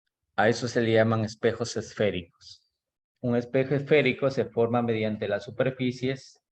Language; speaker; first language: Spanish; native; Spanish